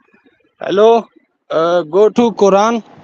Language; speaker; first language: English; non-native, learner; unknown